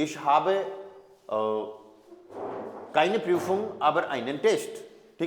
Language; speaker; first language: German; non-native, fluent; Hindi